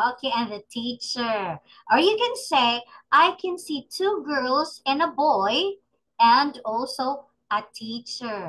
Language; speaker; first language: English; non-native, fluent; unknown